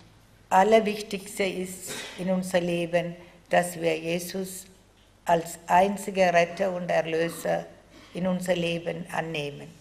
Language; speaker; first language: German; non-native, fluent; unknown